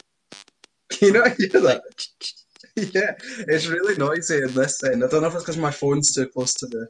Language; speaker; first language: English; native; English